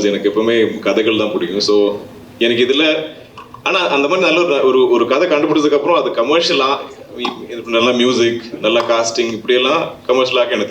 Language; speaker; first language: Tamil; non-native, local second language; Malayalam